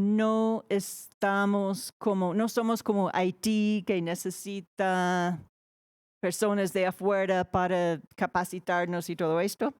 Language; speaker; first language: Spanish; non-native, fluent; English